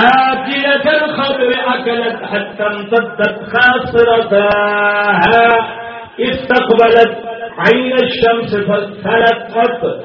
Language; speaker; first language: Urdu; non-native, local second language; Punjabi